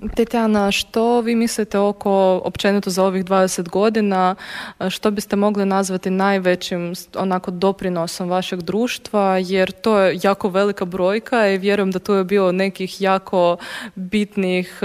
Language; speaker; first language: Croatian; non-native, fluent; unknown